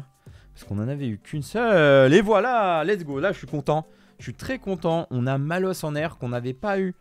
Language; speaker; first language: French; native; French